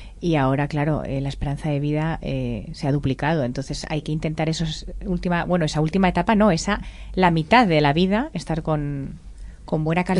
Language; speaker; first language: Spanish; native; Spanish